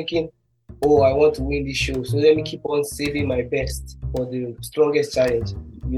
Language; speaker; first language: English; non-native, local second language; Igbo